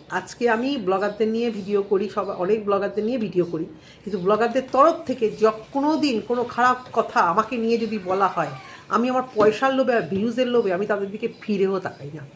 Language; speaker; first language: Bangla; native; Bangla